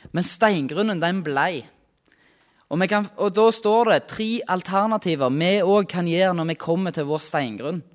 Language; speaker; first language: Norwegian; native; Norwegian